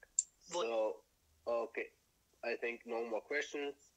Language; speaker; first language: English; non-native, fluent; German